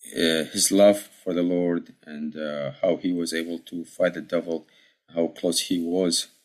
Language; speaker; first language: English; early bilingual, other home language; Arabic